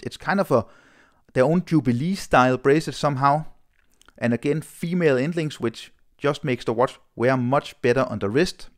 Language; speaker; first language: English; non-native, fluent; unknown